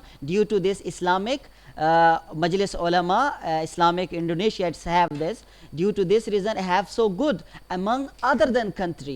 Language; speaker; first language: English; non-native, learner; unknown